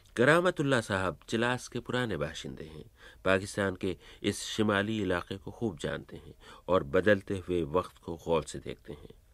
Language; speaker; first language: Urdu; native; Urdu